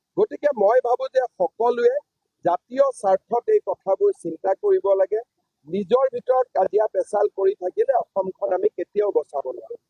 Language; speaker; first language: Assamese; native; Assamese